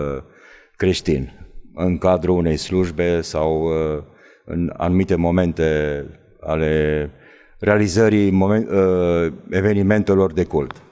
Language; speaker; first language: Romanian; native; Romanian